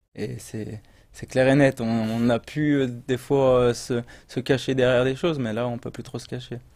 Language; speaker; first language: French; native; French